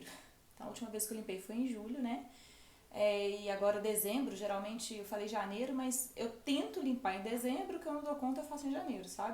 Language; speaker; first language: Portuguese; native; Portuguese